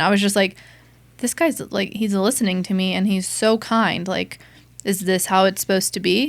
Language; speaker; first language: English; native; English